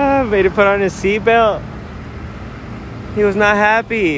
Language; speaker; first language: English; early bilingual, other home language; Spanish